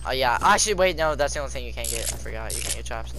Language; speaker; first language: English; native; English